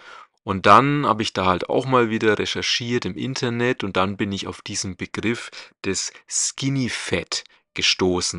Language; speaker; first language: German; native; German